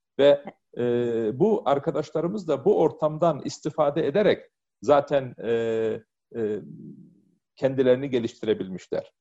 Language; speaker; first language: Turkish; early bilingual, heritage; Turkish